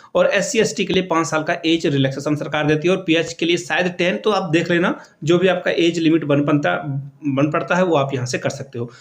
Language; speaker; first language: Hindi; native; Hindi